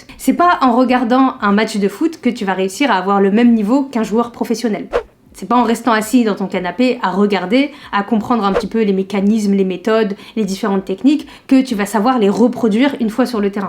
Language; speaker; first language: French; native; French